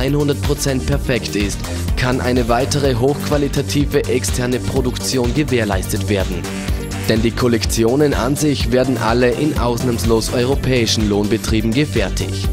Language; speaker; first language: German; native; German